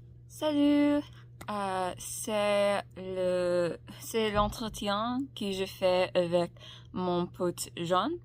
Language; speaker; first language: French; non-native, learner; English